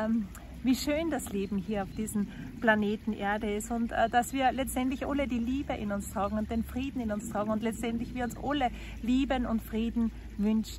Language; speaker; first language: German; native; German